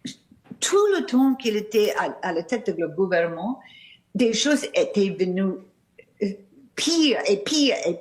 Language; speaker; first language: French; non-native, fluent; English